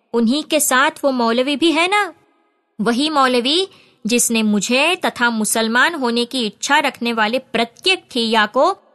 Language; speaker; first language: Hindi; non-native, local second language; Marathi